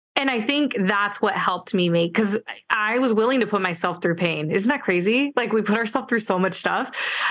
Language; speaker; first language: English; early bilingual, other home language; Spanish